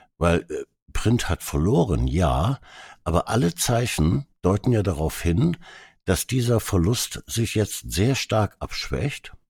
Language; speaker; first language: German; early bilingual, other home language; Hungarian